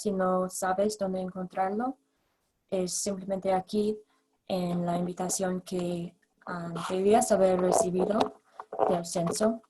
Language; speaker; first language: Spanish; non-native, fluent; English